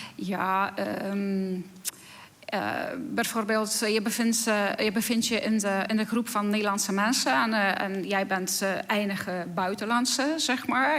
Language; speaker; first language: Dutch; non-native, fluent; Polish